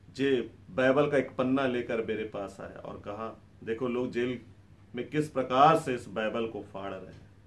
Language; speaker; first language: Hindi; native; Hindi